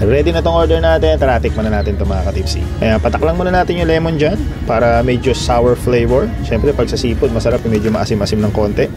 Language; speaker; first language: Filipino; native; Filipino